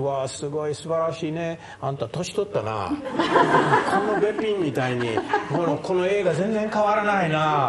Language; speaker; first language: Japanese; non-native, learner; English